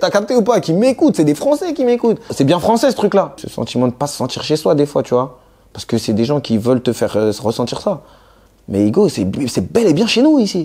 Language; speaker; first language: French; native; French